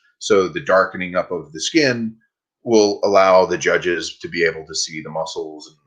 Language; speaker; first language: English; native; English